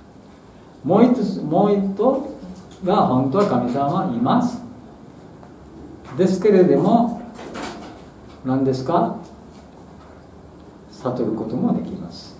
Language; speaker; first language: Japanese; non-native, fluent; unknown